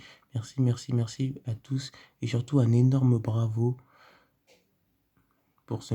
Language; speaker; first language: French; native; French